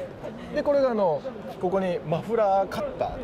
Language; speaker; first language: Japanese; native; Japanese